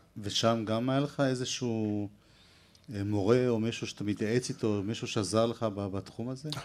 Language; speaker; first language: Hebrew; native; Hebrew